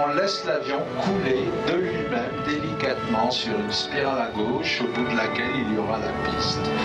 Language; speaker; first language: French; native; French